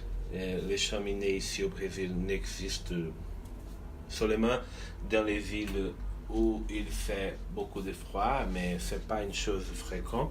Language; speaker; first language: French; non-native, fluent; Portuguese